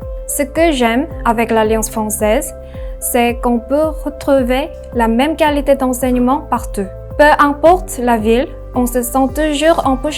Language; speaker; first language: French; non-native, learner; Korean